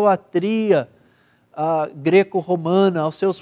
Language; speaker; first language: Portuguese; native; Portuguese